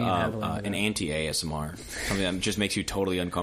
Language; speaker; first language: English; native; English